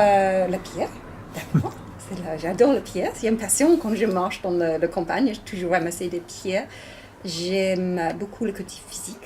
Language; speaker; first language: French; non-native, learner; English